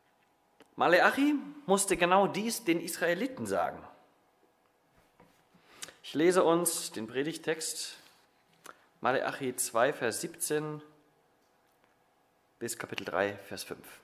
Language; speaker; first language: German; native; German